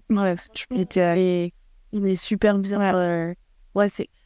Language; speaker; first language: French; native; French